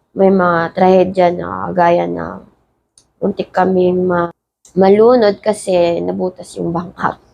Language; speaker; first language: Filipino; native; Filipino